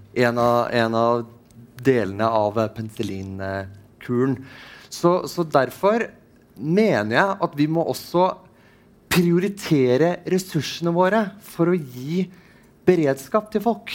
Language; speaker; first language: Norwegian; non-native, fluent; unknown